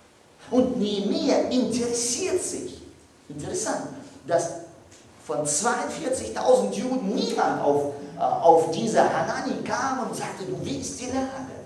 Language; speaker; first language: German; non-native, fluent; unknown